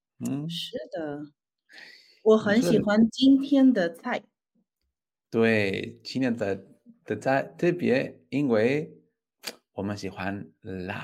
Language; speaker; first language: Chinese; non-native, fluent; Spanish